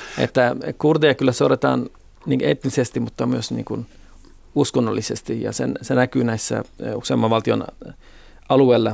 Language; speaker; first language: Finnish; non-native, fluent; Kurdish